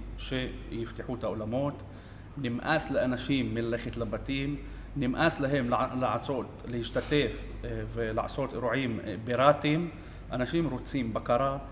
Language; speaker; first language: Hebrew; non-native, local second language; Arabic